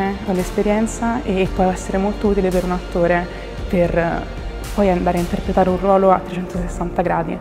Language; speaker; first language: Italian; native; Italian